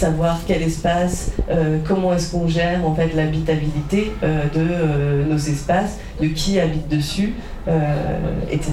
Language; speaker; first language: French; native; French